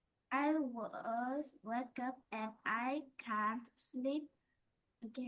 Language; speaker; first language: English; non-native, learner; Vietnamese